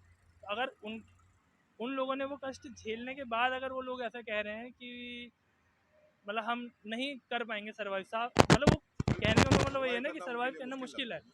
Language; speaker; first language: Hindi; native; Hindi